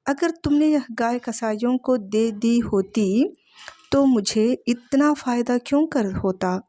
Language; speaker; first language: Hindi; non-native, local second language; Telugu